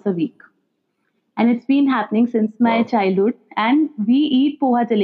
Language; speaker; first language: English; non-native, local second language; Hindi